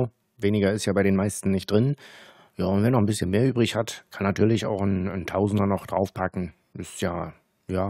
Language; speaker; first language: German; native; German